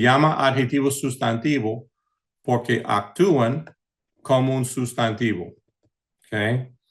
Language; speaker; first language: Spanish; early bilingual, heritage; English